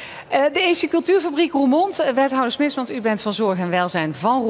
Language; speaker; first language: Dutch; native; Dutch